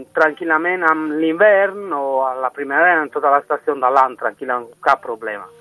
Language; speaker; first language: Catalan; non-native, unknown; Italian